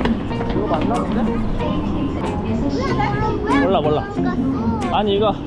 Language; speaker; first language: Korean; native; Korean